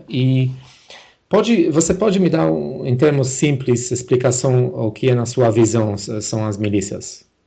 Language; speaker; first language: Portuguese; non-native, fluent; Polish